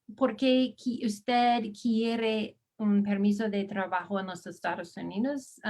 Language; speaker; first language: Spanish; non-native, learner; English